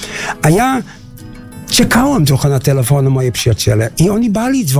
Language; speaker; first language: Polish; non-native, learner; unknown